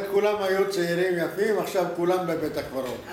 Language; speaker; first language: Hebrew; native; Hebrew